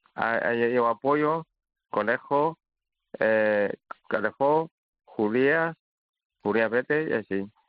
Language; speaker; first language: Spanish; non-native, learner; Chinese